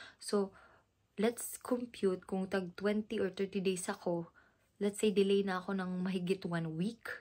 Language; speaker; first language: Filipino; non-native, local second language; Cebuano